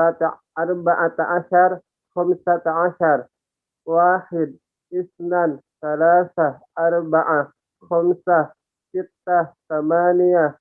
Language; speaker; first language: Arabic; non-native, learner; Indonesian